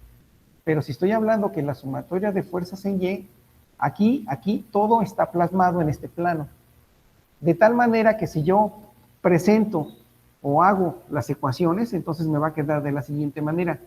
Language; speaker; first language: Spanish; native; Spanish